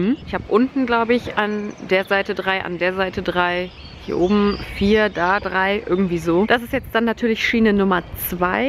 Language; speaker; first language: German; native; German